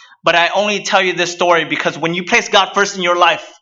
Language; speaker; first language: English; early bilingual, other home language; Vietnamese